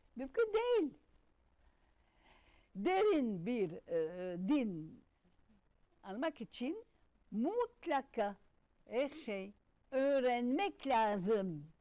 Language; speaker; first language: Turkish; non-native, learner; French